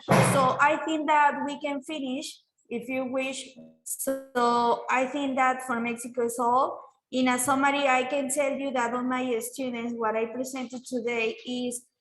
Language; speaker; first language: English; non-native, fluent; Spanish